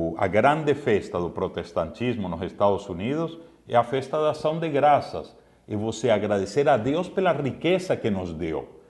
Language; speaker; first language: Portuguese; non-native, fluent; Spanish